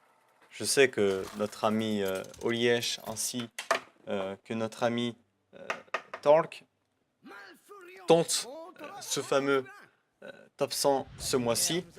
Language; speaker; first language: French; native; French